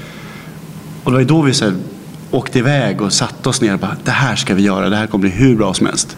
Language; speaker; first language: Swedish; native; Swedish